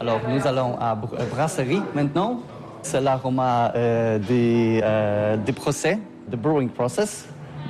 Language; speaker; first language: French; non-native, learner; Polish